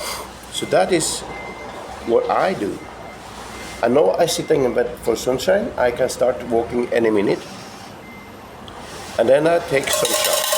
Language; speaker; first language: English; non-native, fluent; Norwegian